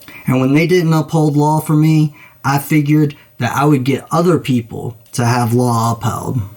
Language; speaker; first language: English; native; English